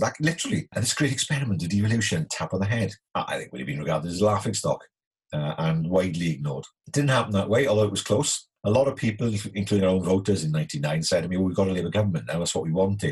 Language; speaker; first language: English; native; English